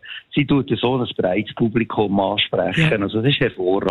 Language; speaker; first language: German; native; German